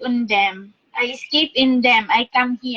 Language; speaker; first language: English; non-native, local second language; Filipino